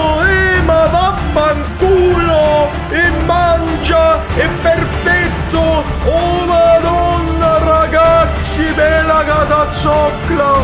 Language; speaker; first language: Italian; non-native, learner; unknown